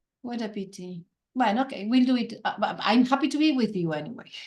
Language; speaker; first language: English; non-native, fluent; Spanish